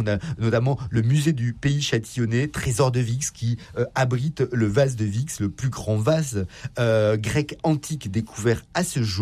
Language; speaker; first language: French; native; French